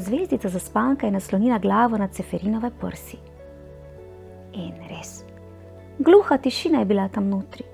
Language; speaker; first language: Slovenian; native; Slovenian